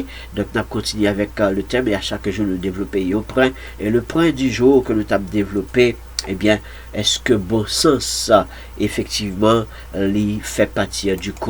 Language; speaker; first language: French; non-native, local second language; Haitian Creole